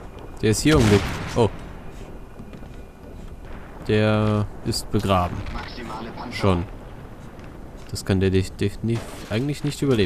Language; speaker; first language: German; native; German